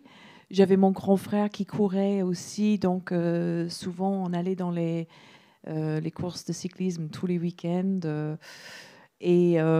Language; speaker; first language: French; non-native, fluent; English